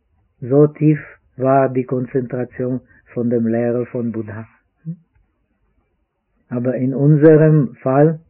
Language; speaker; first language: German; non-native, fluent; Czech